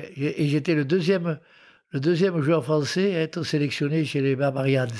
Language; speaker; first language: French; native; French